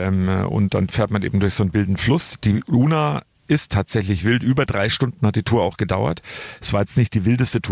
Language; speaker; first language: German; native; German